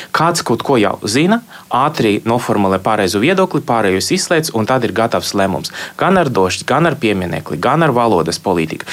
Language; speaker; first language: Latvian; non-native, local second language; Russian